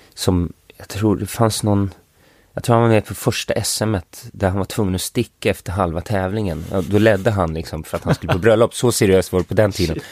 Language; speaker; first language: Swedish; early bilingual, other home language; English